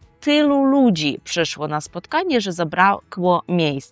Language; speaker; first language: Polish; non-native, fluent; Ukrainian